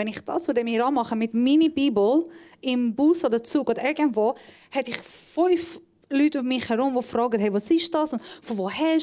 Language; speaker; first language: German; non-native, fluent; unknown